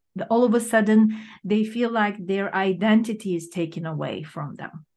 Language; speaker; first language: English; non-native, fluent; Turkish